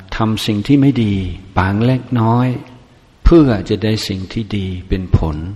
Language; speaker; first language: Thai; non-native, fluent; English